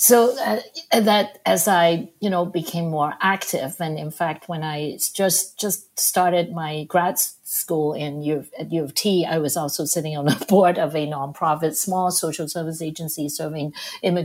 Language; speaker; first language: English; non-native, local second language; Cantonese